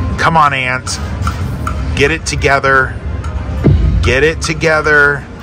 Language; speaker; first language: English; native; English